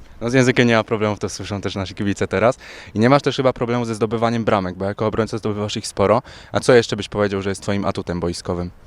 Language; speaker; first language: Polish; native; Polish